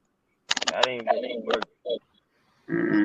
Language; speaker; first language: English; native; English